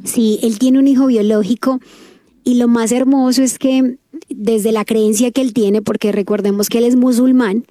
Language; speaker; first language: Spanish; native; Spanish